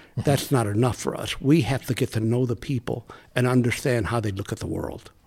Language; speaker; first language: English; native; English